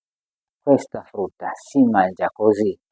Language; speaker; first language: Italian; non-native, fluent; Swahili